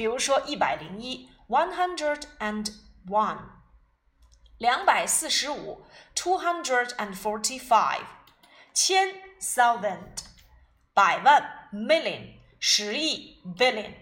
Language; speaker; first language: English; non-native, fluent; Chinese